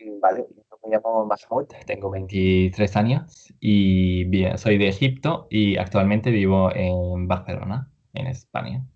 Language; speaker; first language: Spanish; non-native, fluent; Arabic